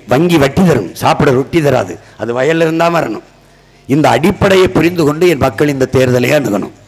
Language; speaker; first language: Tamil; native; Tamil